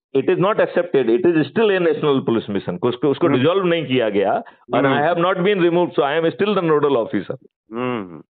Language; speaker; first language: Hindi; native; Hindi